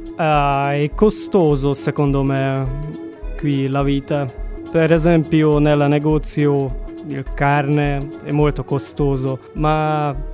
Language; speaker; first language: Italian; non-native, learner; Hungarian